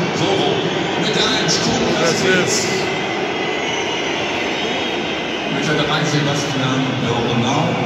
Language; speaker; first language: German; native; German